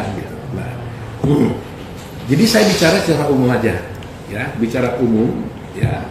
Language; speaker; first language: Indonesian; native; Indonesian